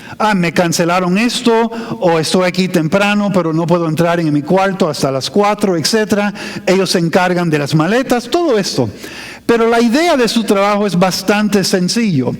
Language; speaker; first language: Spanish; non-native, fluent; English